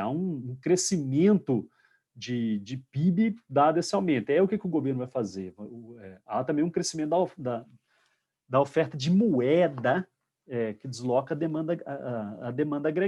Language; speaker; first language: Portuguese; native; Portuguese